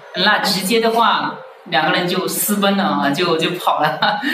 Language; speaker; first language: Chinese; native; Chinese